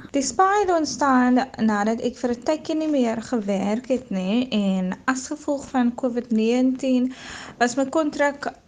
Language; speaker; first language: Afrikaans; native; Afrikaans